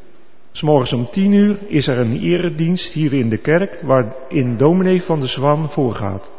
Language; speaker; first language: Dutch; native; Dutch